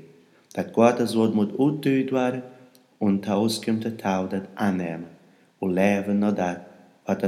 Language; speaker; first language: German; non-native, learner; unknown